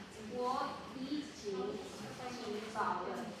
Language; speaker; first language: Chinese; non-native, learner; Filipino